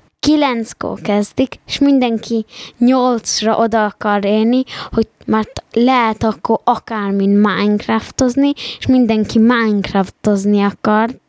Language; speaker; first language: Hungarian; early bilingual, heritage; Hungarian